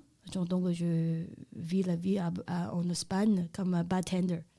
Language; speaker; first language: French; non-native, learner; Chinese